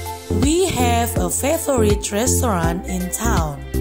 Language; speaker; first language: English; non-native, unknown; Indonesian